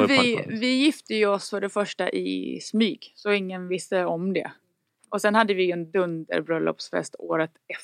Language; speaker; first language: Swedish; native; Swedish